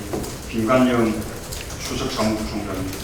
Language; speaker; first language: Korean; native; Korean